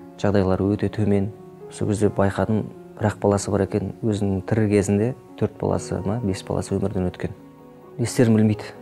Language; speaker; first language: Kazakh; native; Kazakh